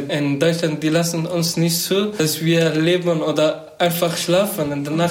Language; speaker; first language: German; non-native, learner; Persian